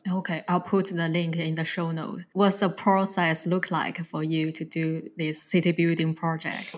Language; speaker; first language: English; non-native, fluent; Chinese